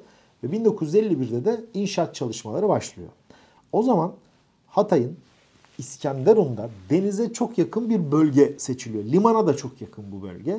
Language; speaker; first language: Turkish; native; Turkish